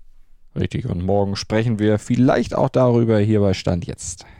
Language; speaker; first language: German; native; German